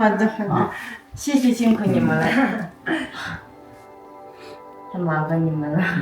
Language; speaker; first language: Chinese; non-native, local second language; Tibetan